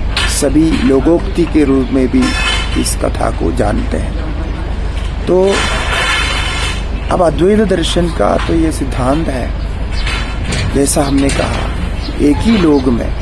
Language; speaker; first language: Hindi; non-native, local second language; Malayalam